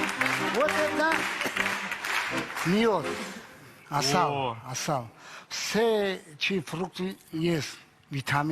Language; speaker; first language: Russian; non-native, learner; Tajik